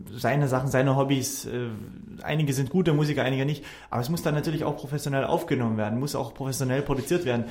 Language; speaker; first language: German; non-native, local second language; Upper Sorbian